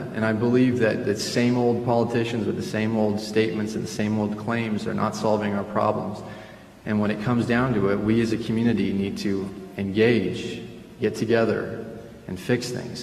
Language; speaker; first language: English; early bilingual, other home language; Spanish